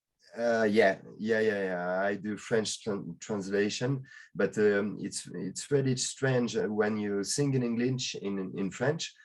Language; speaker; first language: English; non-native, learner; French